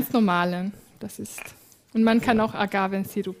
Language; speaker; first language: German; non-native, fluent; Hungarian